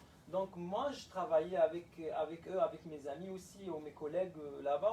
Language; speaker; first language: French; non-native, fluent; Arabic